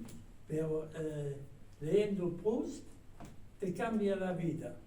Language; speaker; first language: Spanish; non-native, fluent; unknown